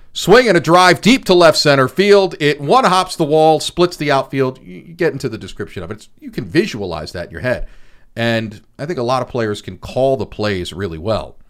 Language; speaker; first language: English; native; English